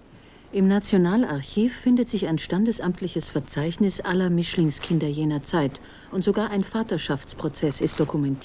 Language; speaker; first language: German; native; German